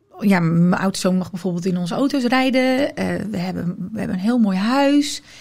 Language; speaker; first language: Dutch; early bilingual, other home language; Riffian